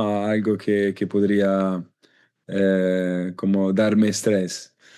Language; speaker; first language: Spanish; non-native, learner; Italian